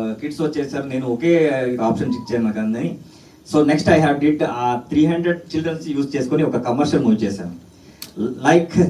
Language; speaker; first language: Telugu; non-native, learner; Kannada